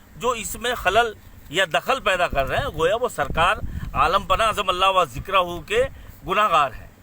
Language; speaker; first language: Urdu; native; Urdu